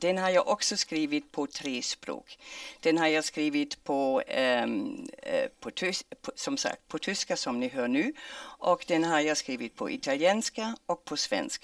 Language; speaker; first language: Swedish; non-native, fluent; German